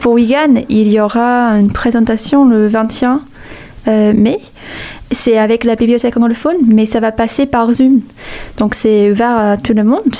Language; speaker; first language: French; non-native, fluent; English